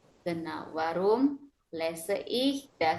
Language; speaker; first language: German; non-native, fluent; Indonesian